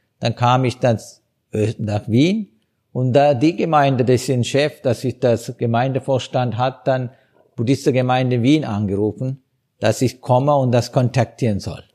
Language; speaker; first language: German; non-native, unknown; Sinhala